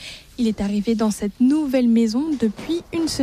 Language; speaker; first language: French; native; French